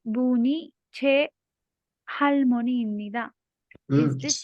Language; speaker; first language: Korean; non-native, learner; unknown